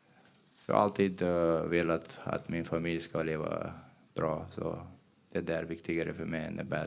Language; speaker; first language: Swedish; non-native, fluent; Chechen